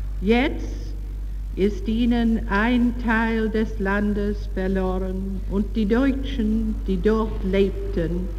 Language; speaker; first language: German; non-native, learner; English